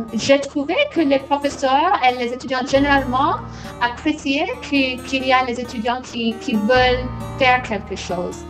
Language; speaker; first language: French; non-native, fluent; English